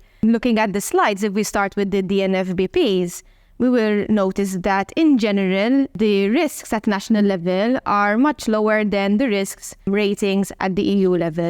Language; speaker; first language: English; non-native, local second language; Maltese